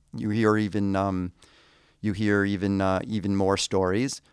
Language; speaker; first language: English; native; English